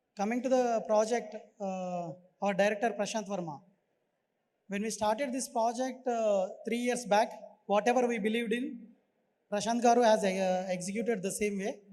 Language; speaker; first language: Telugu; native; Telugu